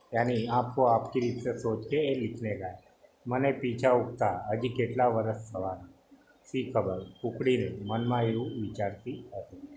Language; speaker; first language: Hindi; non-native, local second language; Gujarati